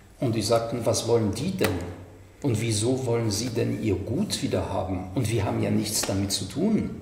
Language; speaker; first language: German; non-native, fluent; French